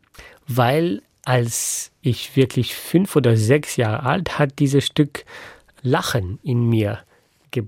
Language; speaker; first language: German; non-native, fluent; French